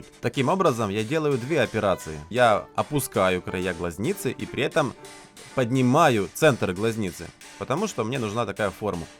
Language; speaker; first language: Russian; native; Russian